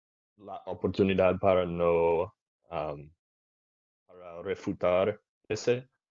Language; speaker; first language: Spanish; non-native, learner; English